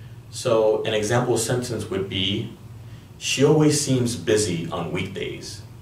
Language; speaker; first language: English; early bilingual, other home language; Spanish